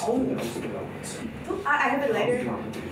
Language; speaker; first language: English; non-native, fluent; German